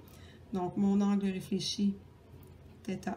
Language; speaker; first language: French; native; French